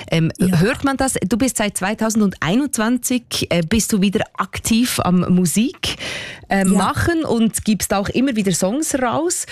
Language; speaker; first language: German; native; German